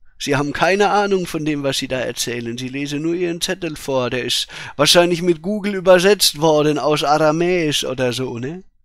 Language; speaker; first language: German; native; German